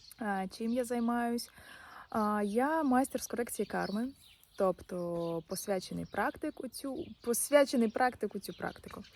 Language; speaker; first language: Ukrainian; non-native, local second language; Russian